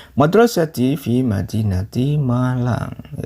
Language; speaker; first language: Arabic; non-native, fluent; Indonesian